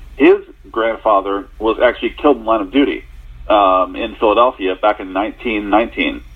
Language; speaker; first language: English; native; English